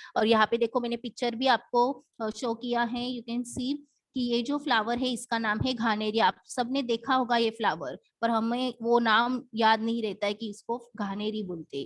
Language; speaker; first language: Hindi; non-native, local second language; Marathi